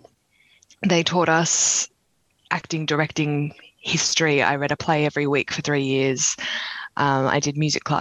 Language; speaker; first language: English; native; English